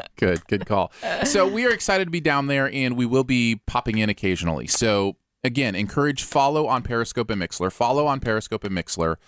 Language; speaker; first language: English; native; English